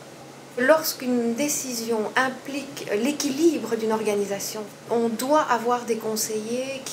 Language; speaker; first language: French; native; French